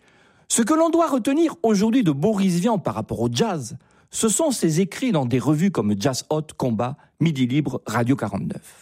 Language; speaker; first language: French; native; French